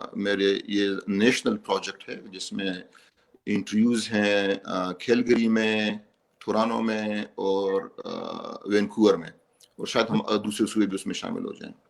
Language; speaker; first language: Urdu; non-native, local second language; Pashto